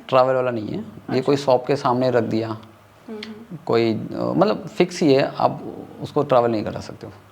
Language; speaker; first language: Hindi; non-native, local second language; Tamil